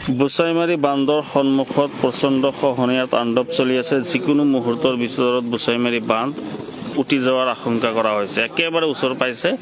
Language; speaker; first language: Assamese; non-native, local second language; Bangla